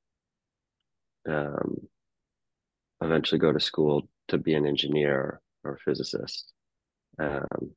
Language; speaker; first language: English; native; English